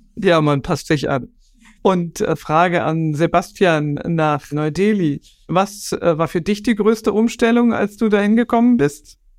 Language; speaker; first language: German; native; German